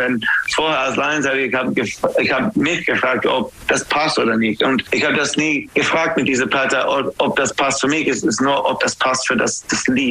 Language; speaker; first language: German; non-native, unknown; English